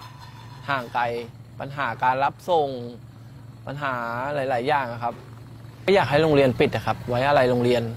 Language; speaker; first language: Thai; native; Thai